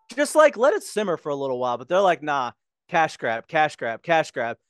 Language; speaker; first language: English; native; English